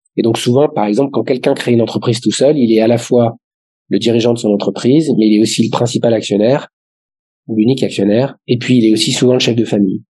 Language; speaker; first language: French; native; French